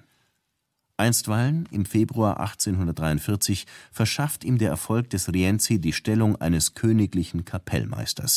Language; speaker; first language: German; native; German